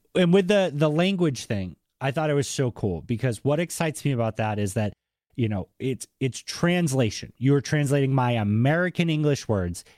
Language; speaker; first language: English; native; English